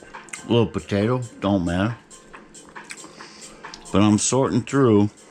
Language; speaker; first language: English; native; English